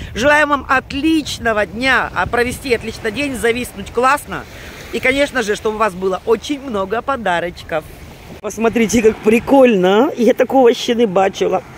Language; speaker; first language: Russian; native; Russian